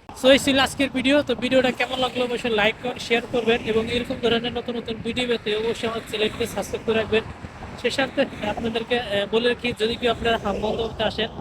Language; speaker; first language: Bangla; native; Bangla